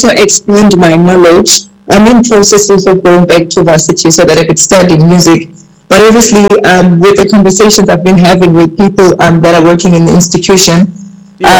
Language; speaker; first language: English; non-native, local second language; Xhosa